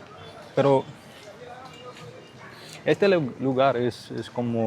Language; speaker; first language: Spanish; non-native, learner; English